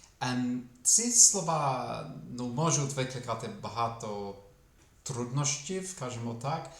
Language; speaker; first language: Ukrainian; non-native, fluent; English